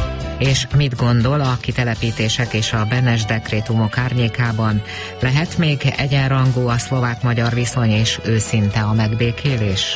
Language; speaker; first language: Hungarian; native; Hungarian